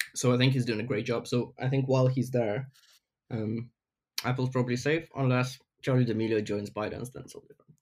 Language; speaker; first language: English; non-native, fluent; Ukrainian